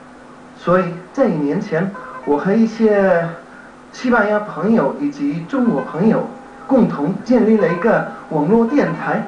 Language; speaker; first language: Chinese; non-native, learner; Spanish